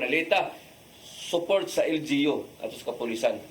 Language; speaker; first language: Cebuano; native; Cebuano